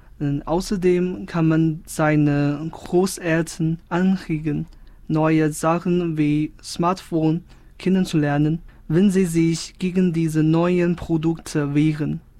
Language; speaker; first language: German; non-native, fluent; Chinese